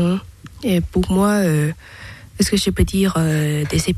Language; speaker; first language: French; non-native, learner; Thai